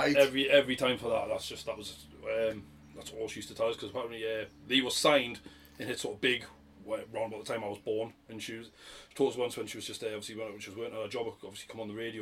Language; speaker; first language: English; native; English